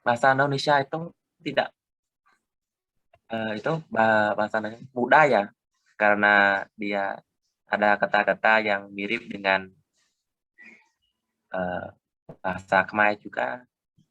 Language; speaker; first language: Indonesian; non-native, learner; Khmer